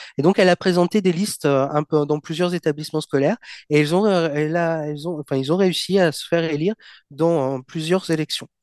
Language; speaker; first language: French; native; French